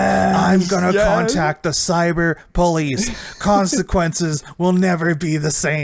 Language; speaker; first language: English; native; English